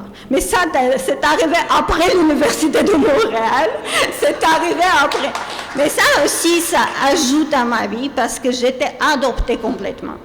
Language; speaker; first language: French; non-native, fluent; Armenian